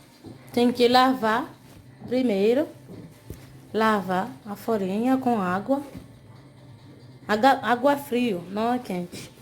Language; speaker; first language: Portuguese; non-native, learner; Haitian Creole